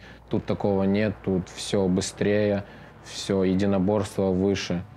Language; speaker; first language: Russian; native; Russian